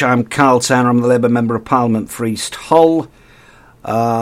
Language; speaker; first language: English; native; English